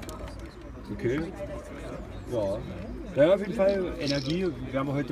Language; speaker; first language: German; native; German